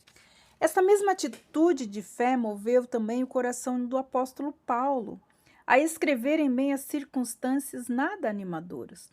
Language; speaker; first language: Portuguese; native; Portuguese